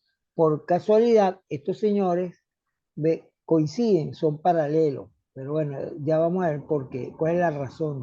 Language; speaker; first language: Spanish; native; Spanish